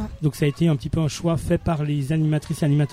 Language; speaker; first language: French; native; French